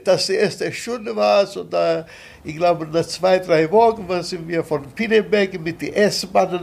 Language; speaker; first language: German; non-native, fluent; Italian